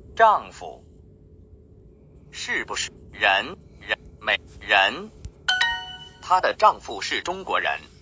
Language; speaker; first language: Chinese; non-native, learner; English